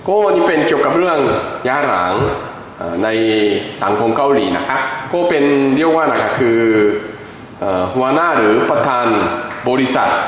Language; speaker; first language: Thai; non-native, fluent; Korean